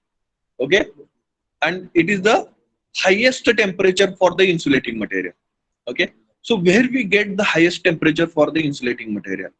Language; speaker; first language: English; non-native, local second language; Hindi